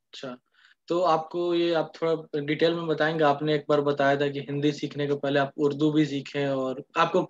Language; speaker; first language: Hindi; native; Hindi